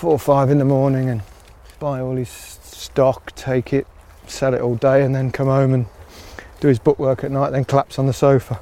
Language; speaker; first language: English; native; English